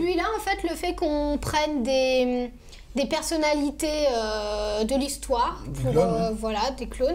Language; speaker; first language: French; native; French